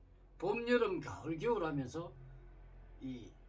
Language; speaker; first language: Korean; native; Korean